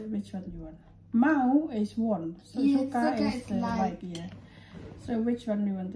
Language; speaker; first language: English; non-native, fluent; Indonesian